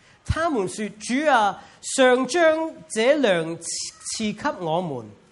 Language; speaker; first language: Cantonese; non-native, fluent; English